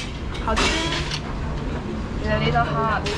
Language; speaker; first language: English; non-native, learner; Chinese